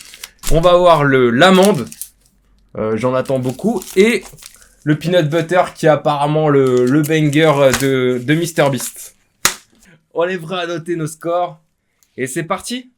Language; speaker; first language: French; native; French